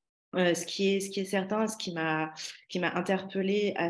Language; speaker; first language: French; native; French